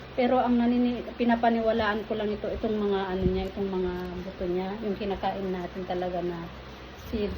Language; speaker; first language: Filipino; non-native, local second language; Iloko